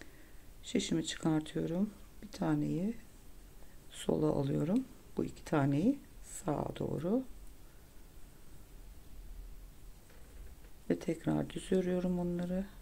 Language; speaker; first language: Turkish; native; Turkish